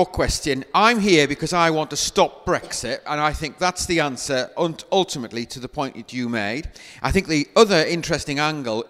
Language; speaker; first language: English; native; English